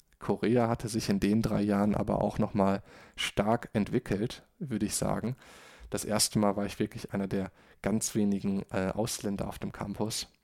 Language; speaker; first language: German; native; German